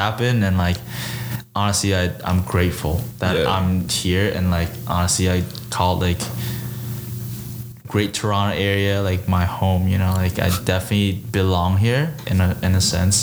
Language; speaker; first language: English; early bilingual, other home language; Chinese